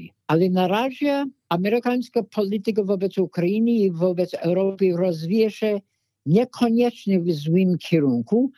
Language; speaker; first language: Polish; non-native, fluent; English